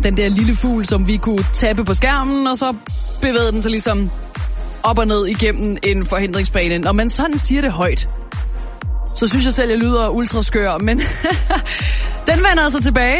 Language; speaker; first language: Danish; native; Danish